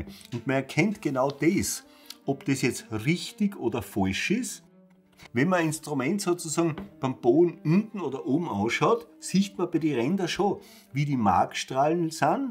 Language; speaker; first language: German; native; German